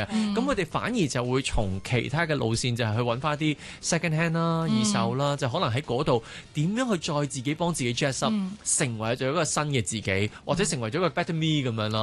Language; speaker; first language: Cantonese; native; Cantonese